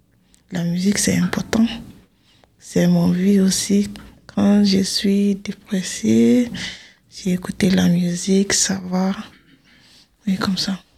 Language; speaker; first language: French; non-native, learner; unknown